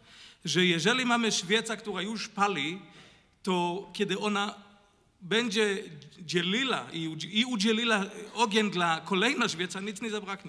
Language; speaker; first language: Polish; non-native, learner; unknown